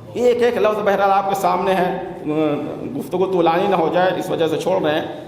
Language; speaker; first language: Urdu; native; Urdu